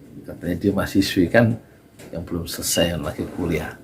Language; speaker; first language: Indonesian; native; Indonesian